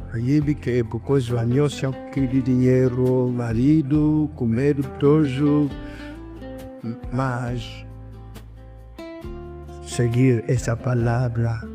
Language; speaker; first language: Portuguese; non-native, learner; Lingala